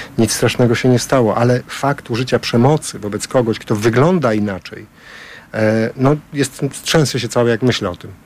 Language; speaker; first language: Polish; native; Polish